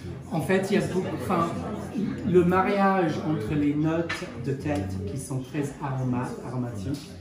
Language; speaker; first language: French; non-native, fluent; English